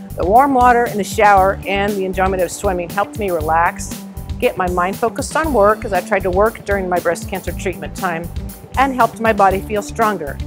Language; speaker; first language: English; native; English